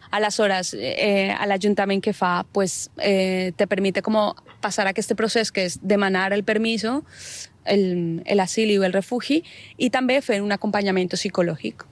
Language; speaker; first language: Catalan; non-native, learner; Spanish